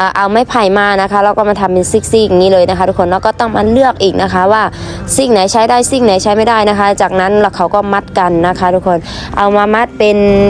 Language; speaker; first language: Thai; non-native, fluent; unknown